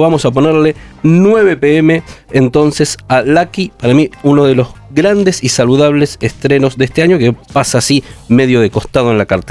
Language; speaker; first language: Spanish; native; Spanish